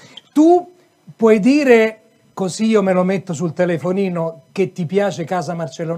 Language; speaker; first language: Italian; native; Italian